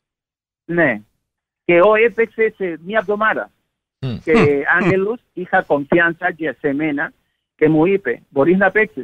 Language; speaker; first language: Greek; non-native, learner; Spanish